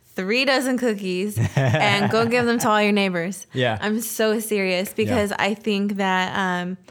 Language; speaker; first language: English; early bilingual, other home language; Spanish